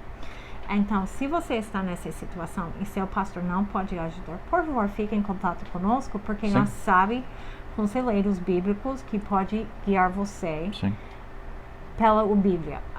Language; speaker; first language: Portuguese; non-native, fluent; English